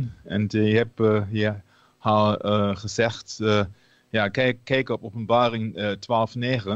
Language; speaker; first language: Dutch; non-native, learner; German